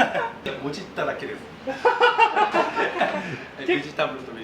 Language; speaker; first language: Japanese; native; Japanese